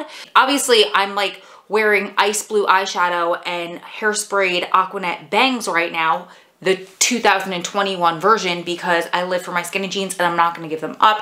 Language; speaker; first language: English; native; English